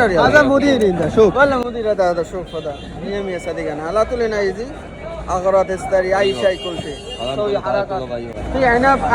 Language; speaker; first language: Arabic; non-native, learner; Bangla